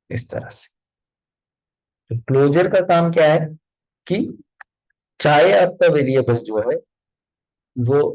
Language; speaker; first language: Hindi; non-native, local second language; Marathi